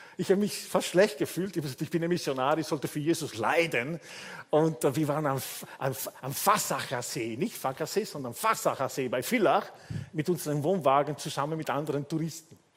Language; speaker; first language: German; non-native, fluent; Italian